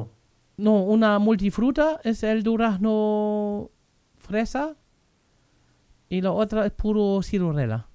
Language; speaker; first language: Spanish; non-native, fluent; German